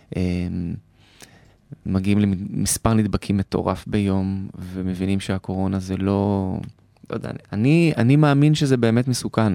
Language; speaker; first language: Hebrew; native; Hebrew